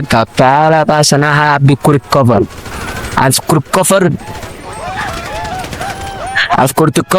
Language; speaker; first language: Arabic; native; Arabic